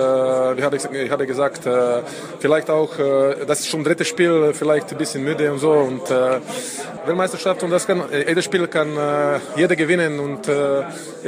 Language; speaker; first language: German; non-native, fluent; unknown